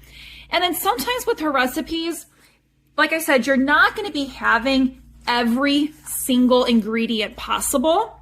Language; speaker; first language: English; native; English